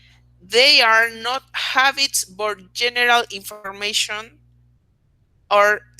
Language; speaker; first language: English; non-native, learner; Spanish